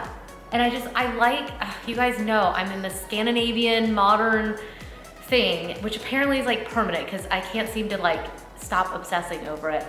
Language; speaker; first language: English; native; English